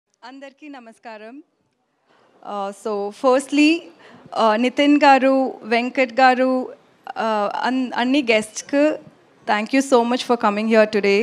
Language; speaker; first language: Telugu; non-native, learner; Tamil